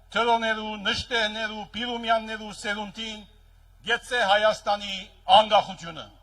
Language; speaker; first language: Armenian; early bilingual, heritage; Armenian